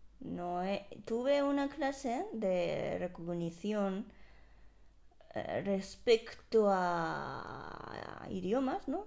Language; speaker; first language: Spanish; non-native, fluent; Japanese